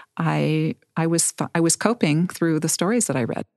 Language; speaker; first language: English; native; English